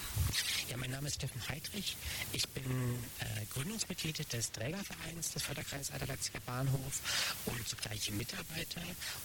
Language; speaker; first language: German; native; German